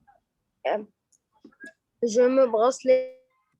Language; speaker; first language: French; non-native, learner; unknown